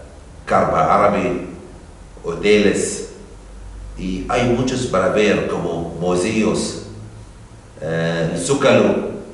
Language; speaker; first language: Spanish; non-native, learner; Arabic